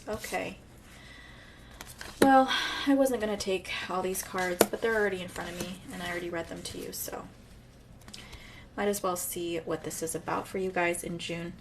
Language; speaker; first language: English; native; English